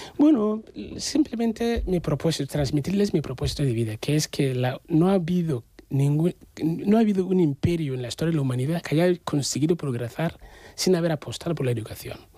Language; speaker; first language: Spanish; non-native, fluent; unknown